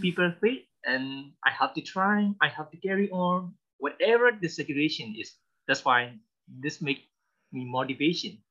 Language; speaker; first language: English; non-native, learner; Burmese